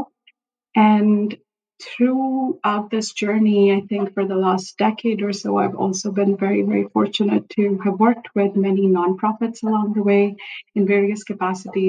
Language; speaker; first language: English; non-native, local second language; Hindi